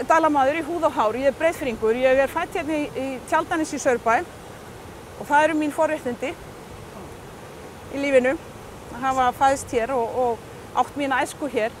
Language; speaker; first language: Icelandic; native; Icelandic